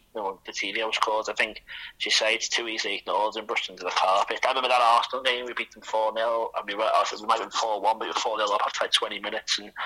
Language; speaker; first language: English; native; English